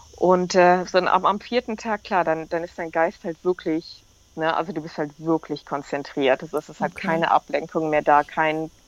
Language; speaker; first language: German; native; German